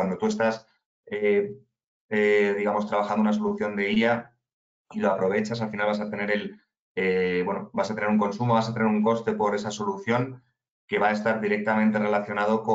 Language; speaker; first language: Spanish; native; Spanish